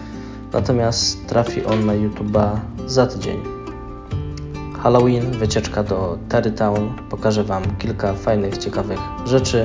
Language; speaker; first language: Polish; native; Polish